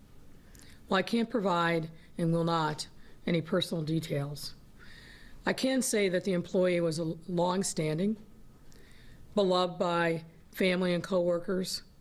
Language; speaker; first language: English; native; English